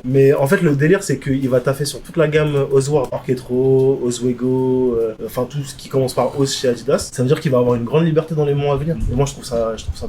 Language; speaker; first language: French; native; French